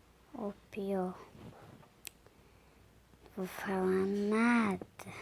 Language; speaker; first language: Portuguese; native; Portuguese